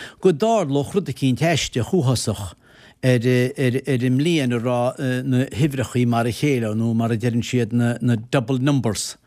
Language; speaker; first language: Irish; native; Irish